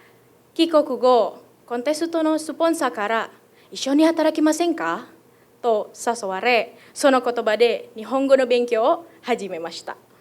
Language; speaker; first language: Japanese; non-native, fluent; Indonesian